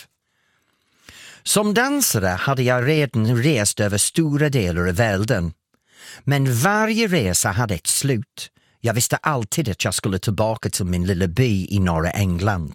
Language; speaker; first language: Swedish; non-native, fluent; English